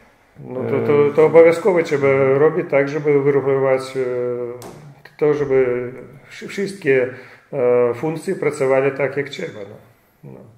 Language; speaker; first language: Polish; non-native, fluent; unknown